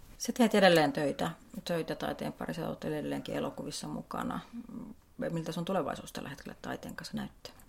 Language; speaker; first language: Finnish; native; Finnish